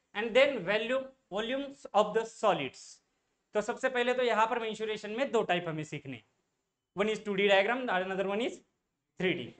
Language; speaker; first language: Hindi; non-native, local second language; Marathi